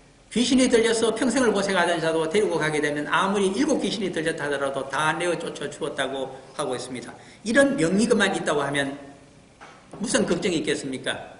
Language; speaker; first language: Korean; native; Korean